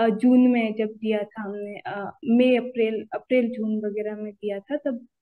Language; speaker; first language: Hindi; native; Hindi